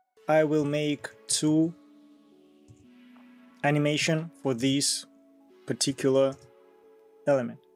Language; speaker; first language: English; non-native, fluent; Russian